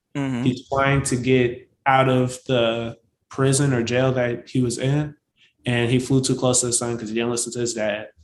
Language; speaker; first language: English; native; English